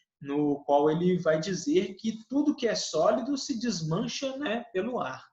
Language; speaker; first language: Portuguese; native; Portuguese